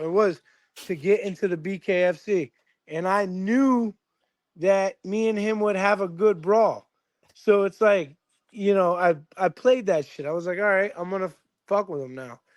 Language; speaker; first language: English; native; English